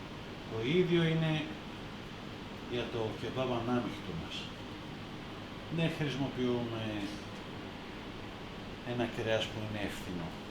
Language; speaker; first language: Greek; non-native, learner; Persian